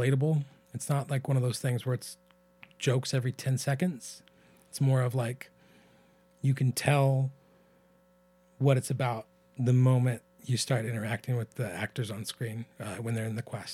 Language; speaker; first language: English; native; English